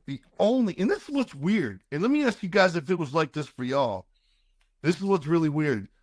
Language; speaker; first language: English; native; English